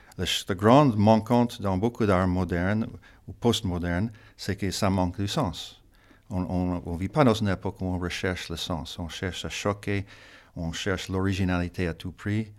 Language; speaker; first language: French; non-native, fluent; English